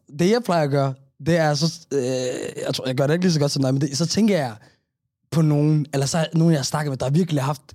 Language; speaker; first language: Danish; early bilingual, other home language; Somali